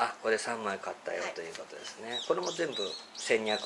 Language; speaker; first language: Japanese; native; Japanese